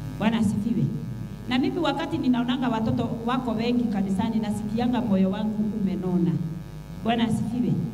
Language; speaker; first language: Swahili; non-native, local second language; Kikuyu